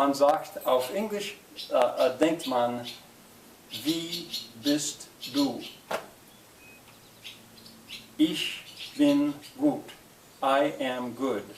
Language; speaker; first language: German; non-native, learner; English